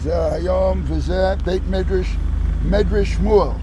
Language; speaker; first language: Hebrew; non-native, fluent; English